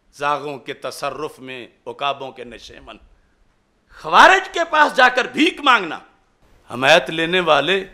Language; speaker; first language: Urdu; non-native, local second language; Punjabi